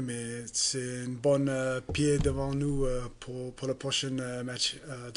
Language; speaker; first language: French; non-native, learner; English